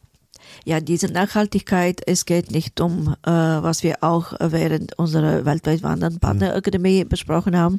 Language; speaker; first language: German; non-native, fluent; Bulgarian